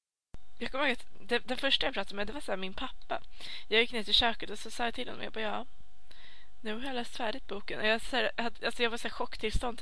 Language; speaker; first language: Swedish; native; Swedish